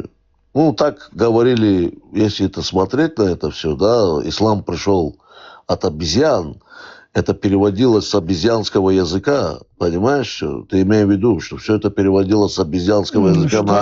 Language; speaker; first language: Russian; native; Russian